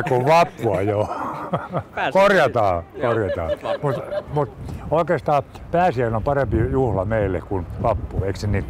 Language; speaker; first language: Finnish; native; Finnish